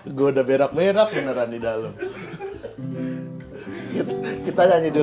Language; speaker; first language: Indonesian; native; Indonesian